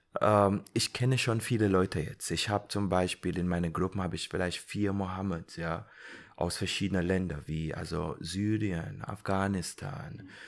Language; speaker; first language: German; non-native, fluent; English